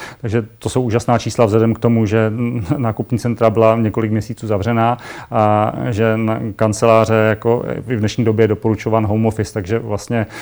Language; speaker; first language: Czech; native; Czech